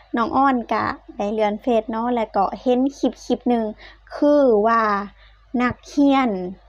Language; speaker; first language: Thai; native; Thai